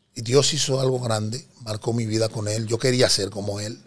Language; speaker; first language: Spanish; native; Spanish